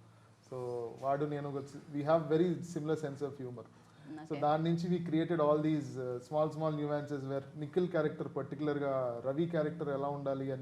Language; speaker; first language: Telugu; native; Telugu